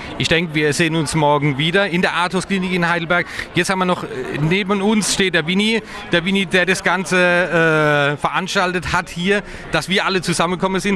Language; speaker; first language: German; native; German